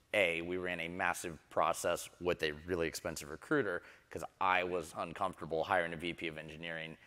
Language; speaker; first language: English; native; English